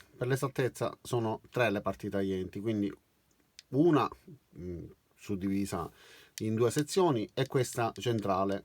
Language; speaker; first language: Italian; native; Italian